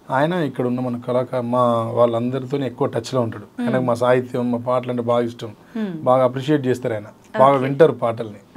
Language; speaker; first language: Telugu; native; Telugu